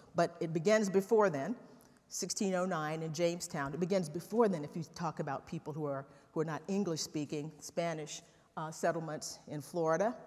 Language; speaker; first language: English; native; English